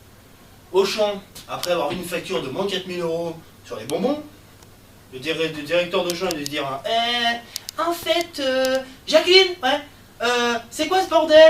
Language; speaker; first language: French; native; French